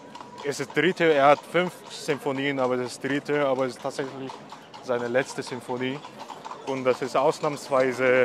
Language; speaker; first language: German; non-native, fluent; Korean